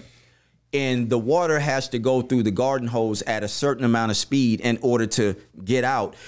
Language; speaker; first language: English; native; English